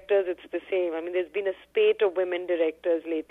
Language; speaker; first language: English; non-native, local second language; Hindi